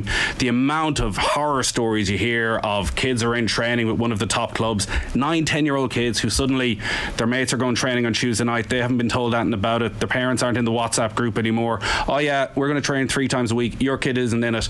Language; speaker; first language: English; native; English